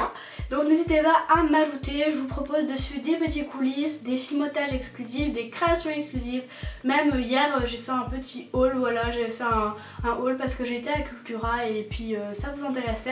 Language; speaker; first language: French; native; French